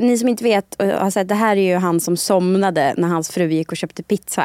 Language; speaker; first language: Swedish; native; Swedish